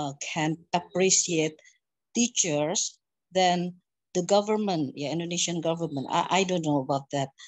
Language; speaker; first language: English; non-native, learner; Indonesian